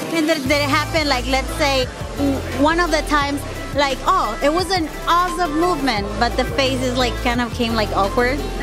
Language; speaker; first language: English; non-native, fluent; Spanish